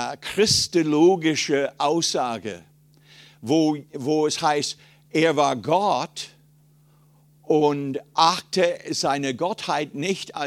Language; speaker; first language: German; non-native, fluent; English